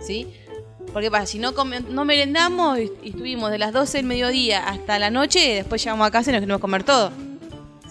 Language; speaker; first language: Spanish; native; Spanish